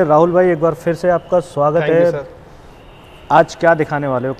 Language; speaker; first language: Hindi; native; Hindi